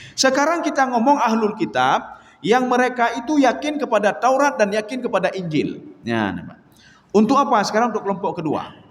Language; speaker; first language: Malay; non-native, local second language; Achinese